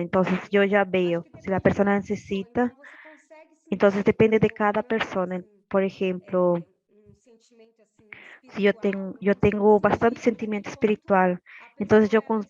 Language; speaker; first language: Spanish; non-native, learner; Portuguese